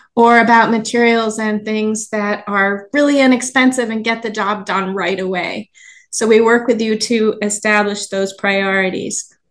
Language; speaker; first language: English; native; English